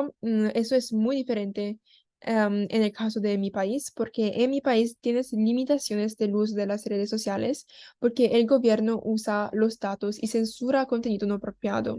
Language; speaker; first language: Spanish; non-native, learner; Korean